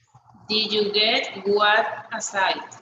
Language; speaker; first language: English; non-native, learner; Spanish